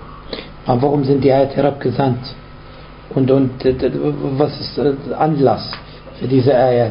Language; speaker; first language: German; non-native, fluent; Arabic